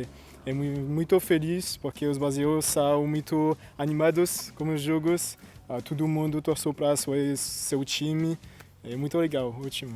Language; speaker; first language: Portuguese; non-native, fluent; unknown